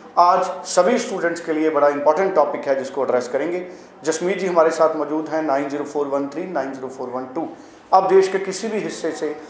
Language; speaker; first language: Hindi; non-native, local second language; Punjabi